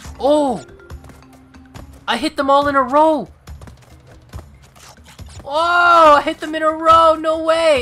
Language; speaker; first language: English; native; English